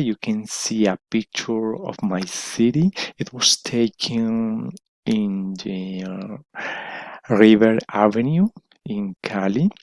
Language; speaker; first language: English; non-native, learner; Spanish